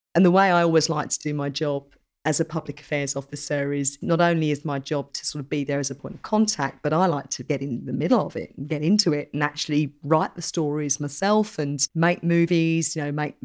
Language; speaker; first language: English; native; English